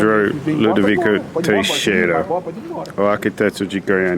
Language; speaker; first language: Portuguese; non-native, learner; English